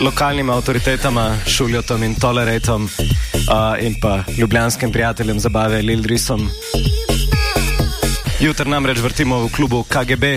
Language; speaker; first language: Slovenian; native; Slovenian